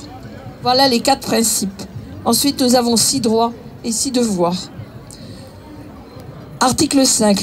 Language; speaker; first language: French; native; French